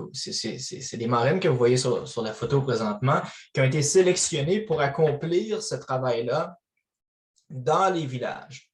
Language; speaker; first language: French; native; French